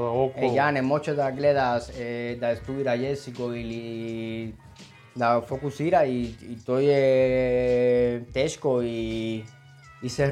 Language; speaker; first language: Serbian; non-native, learner; Spanish